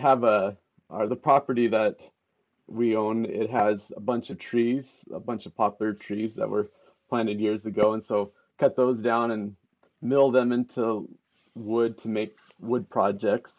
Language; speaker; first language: English; native; English